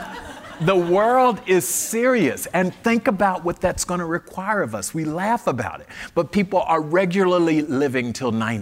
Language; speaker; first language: English; native; English